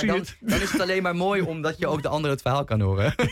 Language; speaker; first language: Dutch; native; Dutch